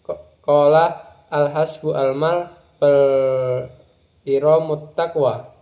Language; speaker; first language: Arabic; non-native, learner; Indonesian